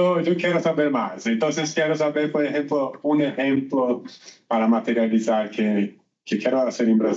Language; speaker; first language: Spanish; non-native, learner; Portuguese